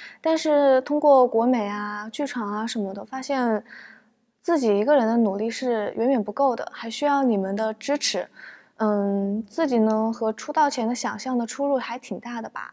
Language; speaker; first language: Chinese; native; Chinese